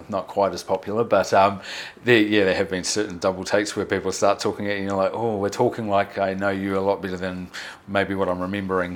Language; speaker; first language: English; native; English